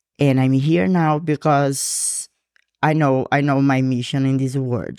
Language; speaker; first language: English; non-native, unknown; Portuguese